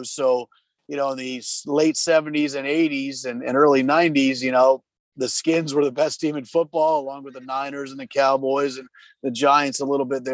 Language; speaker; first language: English; native; English